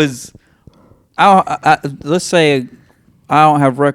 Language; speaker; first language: English; native; English